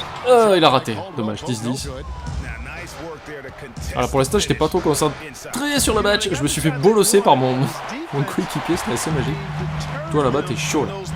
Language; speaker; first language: French; native; French